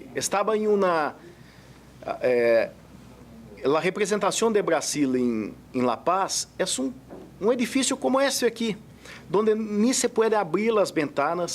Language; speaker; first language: Spanish; non-native, fluent; Portuguese